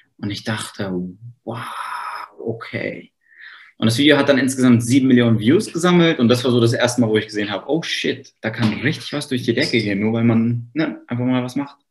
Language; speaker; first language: German; native; German